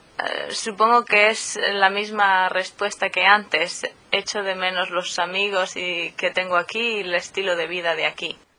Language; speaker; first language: Spanish; native; Spanish